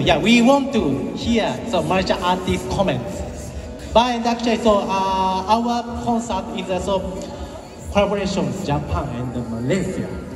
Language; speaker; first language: English; non-native, learner; Japanese